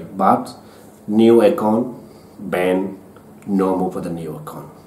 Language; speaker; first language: English; non-native, learner; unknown